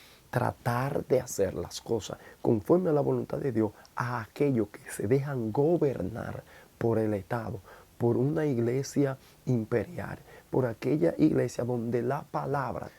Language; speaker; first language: Spanish; native; Spanish